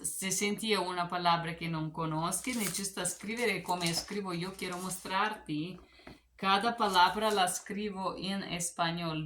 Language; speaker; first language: Spanish; non-native, learner; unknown